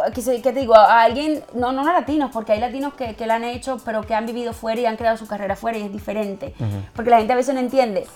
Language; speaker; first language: Spanish; native; Spanish